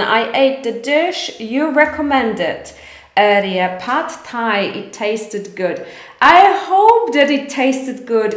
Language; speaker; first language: English; non-native, fluent; Polish